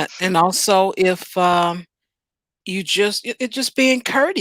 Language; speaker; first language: English; native; English